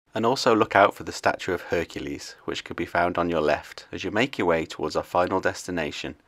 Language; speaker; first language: English; native; English